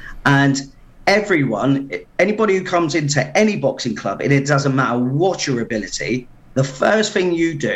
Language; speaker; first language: English; native; English